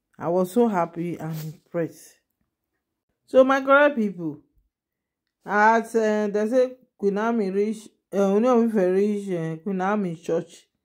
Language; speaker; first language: Nigerian Pidgin; non-native, local second language; Yoruba